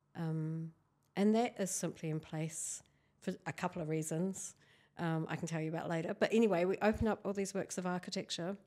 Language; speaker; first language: English; native; English